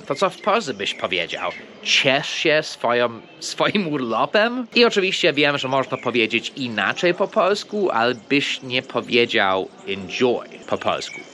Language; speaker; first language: Polish; early bilingual, heritage; Polish